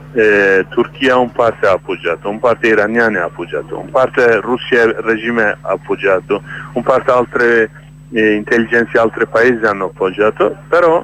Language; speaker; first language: Italian; non-native, learner; Kurdish